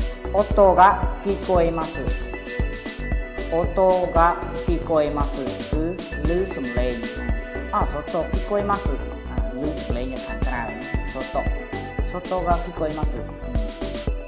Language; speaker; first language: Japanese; non-native, fluent; Khmer